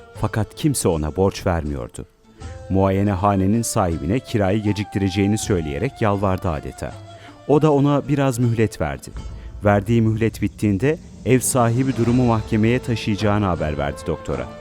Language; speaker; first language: Turkish; native; Turkish